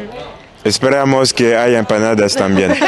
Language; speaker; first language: Spanish; non-native, learner; French